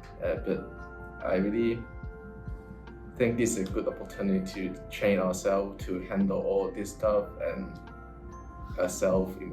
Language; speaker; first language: English; non-native, local second language; Cantonese